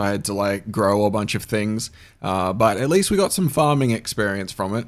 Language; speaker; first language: English; native; English